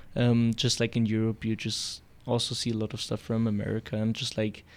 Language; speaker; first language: English; non-native, fluent; German